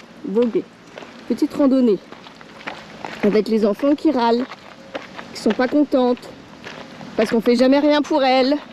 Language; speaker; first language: French; native; French